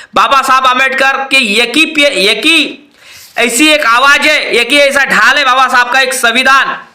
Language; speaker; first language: Hindi; non-native, local second language; Marathi